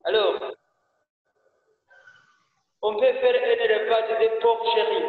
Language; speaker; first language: French; non-native, learner; Rundi